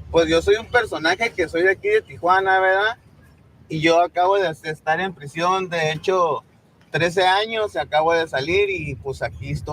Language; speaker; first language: Spanish; native; Spanish